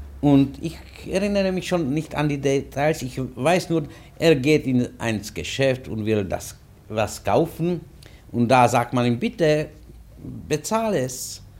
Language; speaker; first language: German; non-native, fluent; Czech